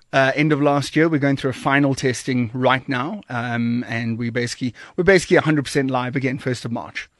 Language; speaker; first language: English; native; English